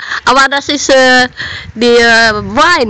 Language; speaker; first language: German; non-native, learner; Filipino